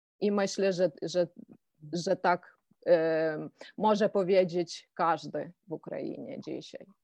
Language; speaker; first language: Polish; non-native, fluent; Ukrainian